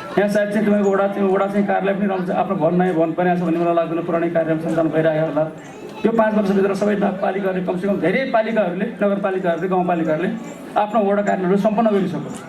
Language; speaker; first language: Nepali; non-native, local second language; Gurung